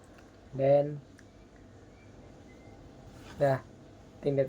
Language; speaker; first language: English; non-native, learner; Indonesian